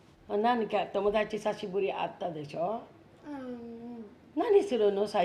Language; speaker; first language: Japanese; non-native, fluent; Filipino